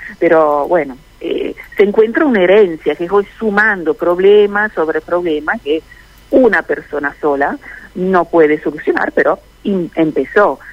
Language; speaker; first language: Spanish; non-native, fluent; Italian